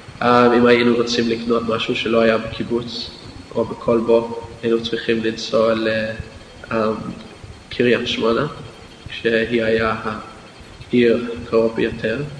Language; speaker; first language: Hebrew; non-native, fluent; English